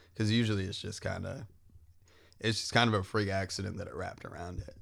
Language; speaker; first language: English; native; English